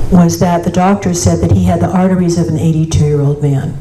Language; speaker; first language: English; native; English